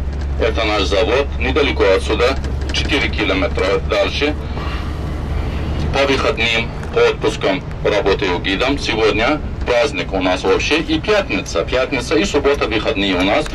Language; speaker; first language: Russian; non-native, fluent; Arabic